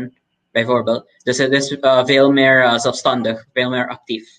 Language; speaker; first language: Dutch; non-native, local second language; Papiamento